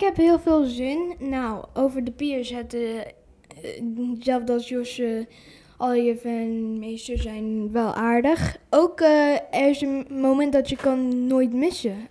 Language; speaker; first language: Dutch; early bilingual, other home language; English